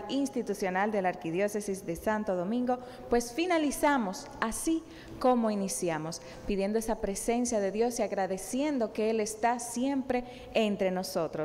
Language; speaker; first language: Spanish; native; Spanish